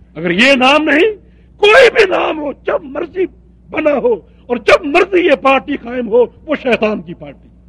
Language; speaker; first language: Urdu; native; Urdu